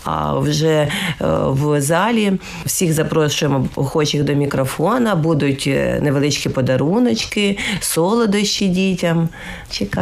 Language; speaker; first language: Ukrainian; native; Ukrainian